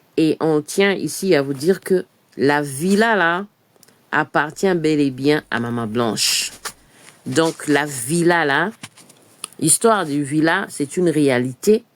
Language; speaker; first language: French; non-native, local second language; Lingala